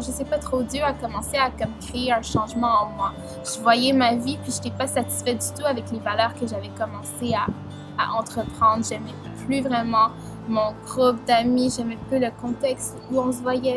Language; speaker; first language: French; early bilingual, other home language; Haitian Creole